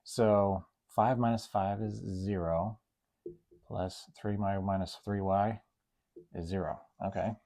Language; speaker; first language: English; native; English